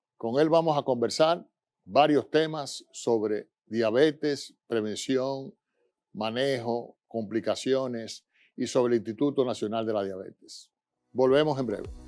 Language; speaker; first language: Spanish; native; Spanish